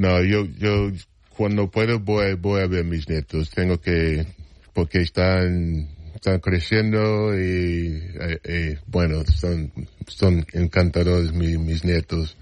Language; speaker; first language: Spanish; non-native, fluent; English